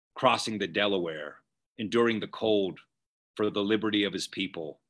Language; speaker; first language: English; native; English